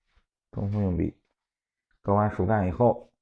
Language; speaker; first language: Chinese; native; Chinese